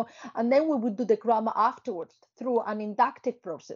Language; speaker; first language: English; non-native, fluent; Spanish